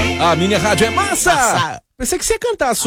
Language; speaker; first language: Portuguese; native; Portuguese